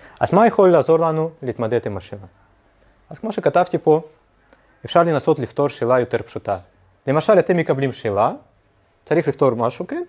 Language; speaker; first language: Hebrew; non-native, fluent; Russian